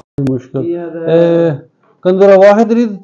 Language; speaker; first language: Arabic; non-native, learner; Urdu